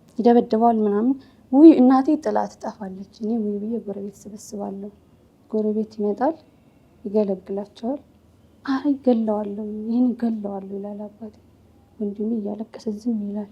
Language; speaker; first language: Amharic; native; Amharic